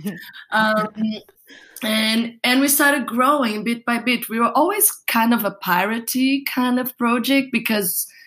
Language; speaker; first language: English; non-native, fluent; Portuguese